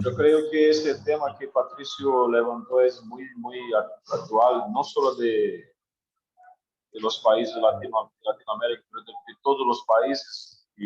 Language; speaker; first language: Spanish; non-native, learner; Portuguese